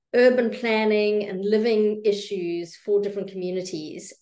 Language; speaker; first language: English; native; English